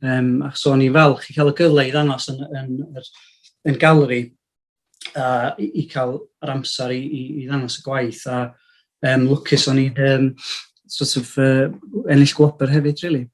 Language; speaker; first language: Welsh; native; Welsh